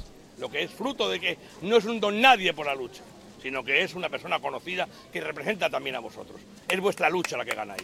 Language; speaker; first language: Spanish; native; Spanish